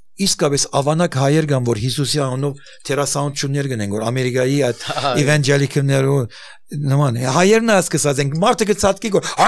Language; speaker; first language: Armenian; early bilingual, heritage; Armenian